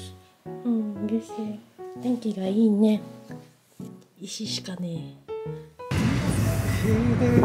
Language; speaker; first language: Japanese; non-native, fluent; Korean